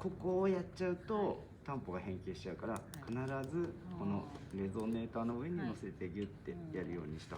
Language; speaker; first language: Japanese; native; Japanese